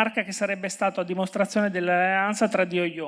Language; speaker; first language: Italian; native; Italian